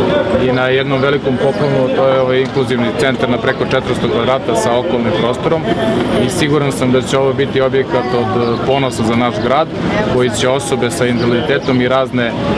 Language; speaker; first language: Serbian; native; Serbian